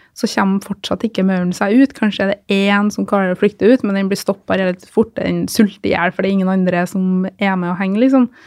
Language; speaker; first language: Norwegian; native; Norwegian